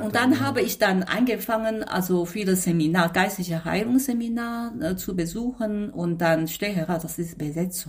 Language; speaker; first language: German; non-native, fluent; Chinese